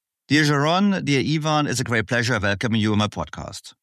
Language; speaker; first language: English; non-native, fluent; German